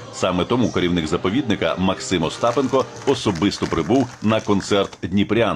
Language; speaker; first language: Ukrainian; native; Ukrainian